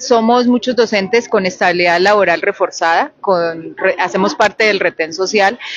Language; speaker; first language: Spanish; native; Spanish